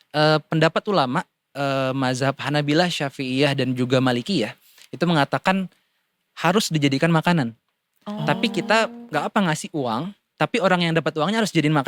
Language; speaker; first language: Indonesian; native; Indonesian